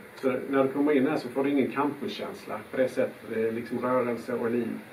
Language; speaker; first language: Swedish; native; Swedish